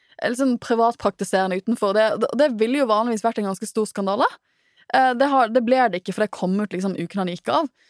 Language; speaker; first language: Norwegian; native; Norwegian